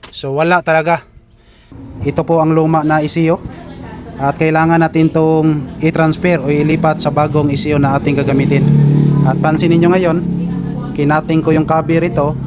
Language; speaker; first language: Filipino; non-native, local second language; Cebuano